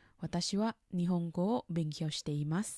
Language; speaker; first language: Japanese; non-native, fluent; Thai